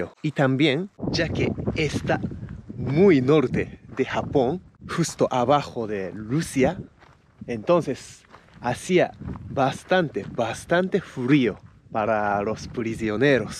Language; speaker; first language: Spanish; non-native, fluent; Japanese